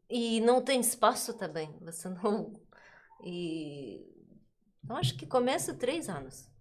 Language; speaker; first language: Portuguese; non-native, learner; Russian